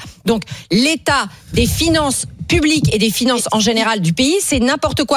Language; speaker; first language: French; native; French